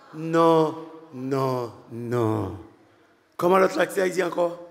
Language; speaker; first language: French; non-native, local second language; Haitian Creole